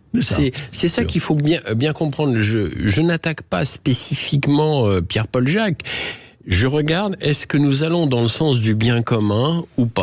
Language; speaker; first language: French; native; French